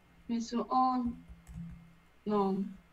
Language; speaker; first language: Japanese; non-native, learner; English